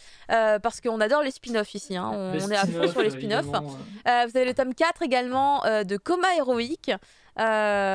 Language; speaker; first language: French; native; French